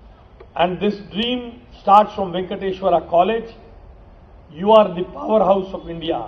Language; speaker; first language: Hindi; native; Hindi